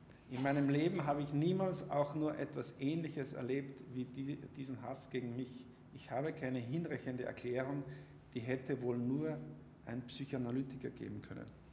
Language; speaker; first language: German; native; German